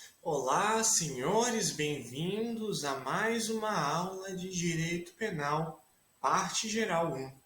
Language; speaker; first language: Portuguese; native; Portuguese